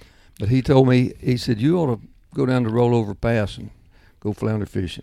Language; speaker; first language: English; native; English